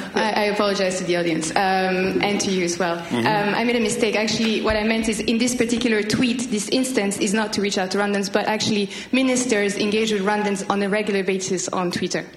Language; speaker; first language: English; non-native, local second language; Kinyarwanda